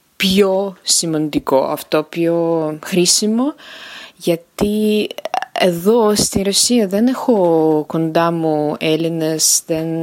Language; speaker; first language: Greek; non-native, learner; Russian